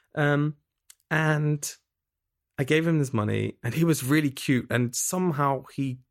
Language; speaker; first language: English; native; English